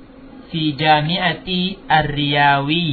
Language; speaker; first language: Arabic; non-native, fluent; Indonesian